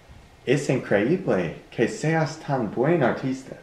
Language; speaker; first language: Spanish; non-native, learner; English